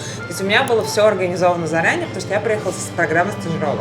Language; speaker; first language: Russian; native; Russian